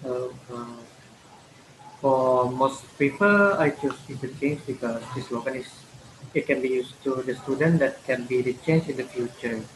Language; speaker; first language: English; non-native, learner; Malay